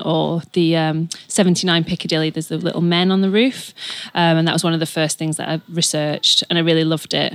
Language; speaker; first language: English; native; English